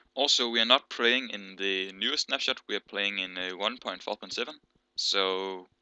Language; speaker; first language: English; non-native, learner; Danish